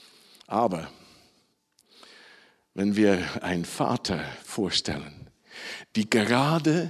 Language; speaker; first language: German; non-native, fluent; Dutch